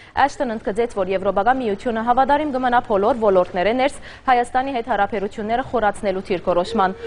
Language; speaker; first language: Armenian; native; Armenian